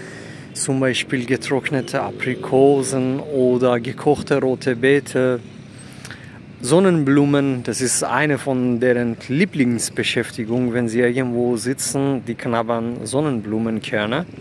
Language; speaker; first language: German; non-native, fluent; Persian